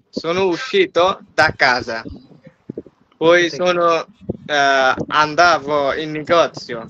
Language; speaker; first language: Italian; non-native, learner; Bangla